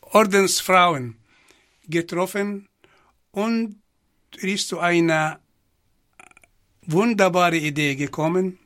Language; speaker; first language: German; non-native, fluent; Arabic